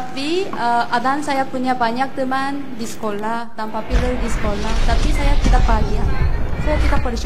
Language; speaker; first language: Indonesian; non-native, fluent; Korean